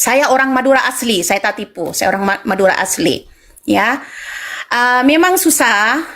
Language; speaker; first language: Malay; non-native, local second language; Madurese